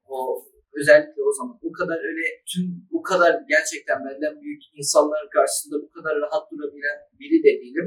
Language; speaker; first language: Turkish; early bilingual, other home language; Arabic